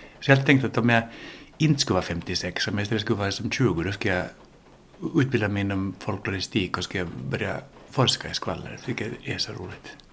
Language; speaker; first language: Swedish; early bilingual, other home language; English